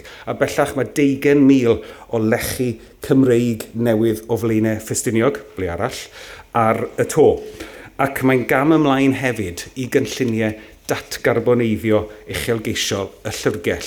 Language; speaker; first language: Welsh; native; Welsh